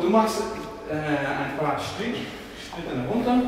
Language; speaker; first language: German; non-native, fluent; Dutch